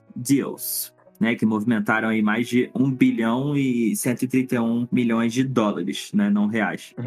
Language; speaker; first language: Portuguese; native; Portuguese